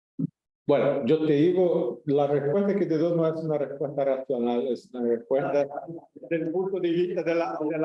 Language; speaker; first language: Spanish; non-native, fluent; Portuguese